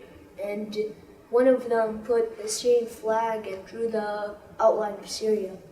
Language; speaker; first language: English; early bilingual, other home language; Arabic